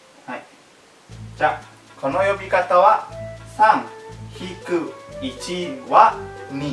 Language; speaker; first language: Japanese; non-native, learner; Indonesian